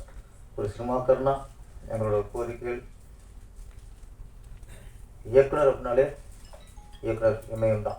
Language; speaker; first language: Tamil; native; Tamil